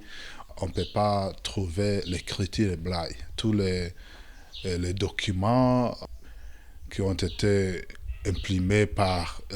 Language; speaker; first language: French; non-native, local second language; Kinyarwanda